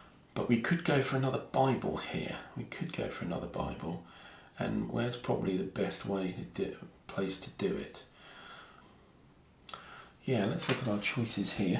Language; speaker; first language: English; native; English